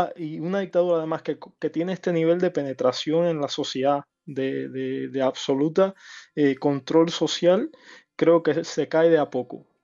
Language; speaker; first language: Spanish; native; Spanish